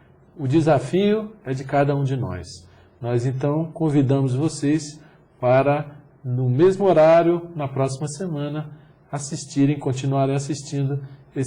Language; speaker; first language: Portuguese; native; Portuguese